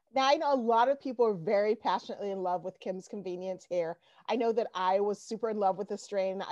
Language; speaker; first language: English; native; English